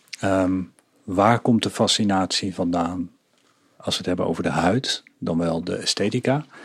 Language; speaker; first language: Dutch; native; Dutch